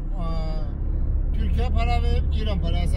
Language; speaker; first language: Turkish; non-native, learner; Azerbaijani